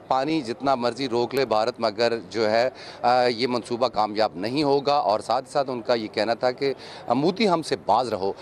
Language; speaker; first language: Urdu; native; Urdu